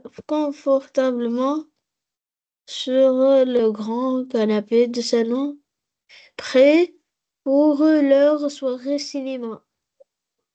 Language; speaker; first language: French; non-native, learner; Arabic